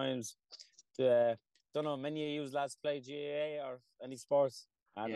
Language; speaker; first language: English; early bilingual, other home language; Kurdish